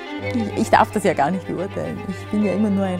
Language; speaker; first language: German; native; German